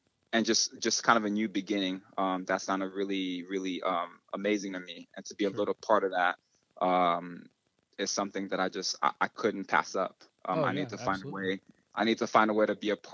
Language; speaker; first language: English; early bilingual, other home language; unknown